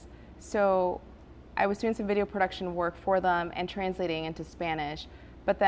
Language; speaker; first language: English; early bilingual, other home language; Spanish